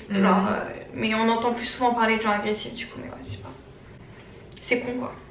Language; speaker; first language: French; native; French